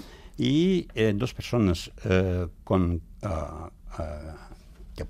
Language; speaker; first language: Spanish; non-native, fluent; Greek